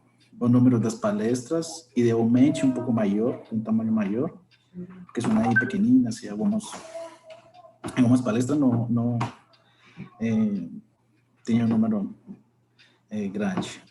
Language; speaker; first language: Portuguese; non-native, fluent; Spanish